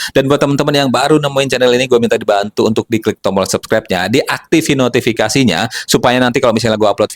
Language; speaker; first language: Indonesian; native; Indonesian